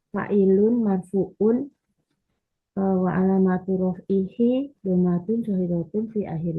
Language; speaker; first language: Arabic; non-native, learner; Indonesian